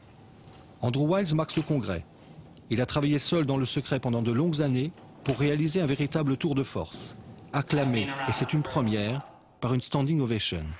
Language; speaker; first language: French; native; French